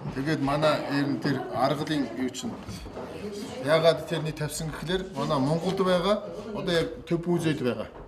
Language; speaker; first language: Mongolian; non-native, local second language; Kazakh